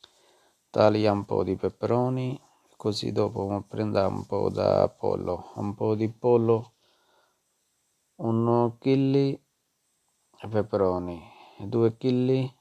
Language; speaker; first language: Italian; non-native, learner; Punjabi